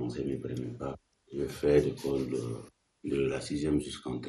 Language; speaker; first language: French; non-native, local second language; Arabic